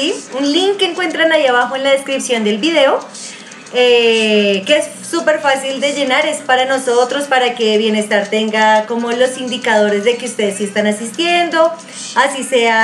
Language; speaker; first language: Spanish; native; Spanish